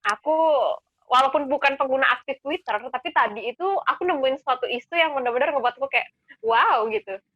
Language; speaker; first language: Indonesian; native; Indonesian